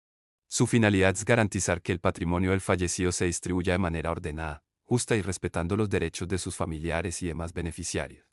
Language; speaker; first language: Spanish; native; Spanish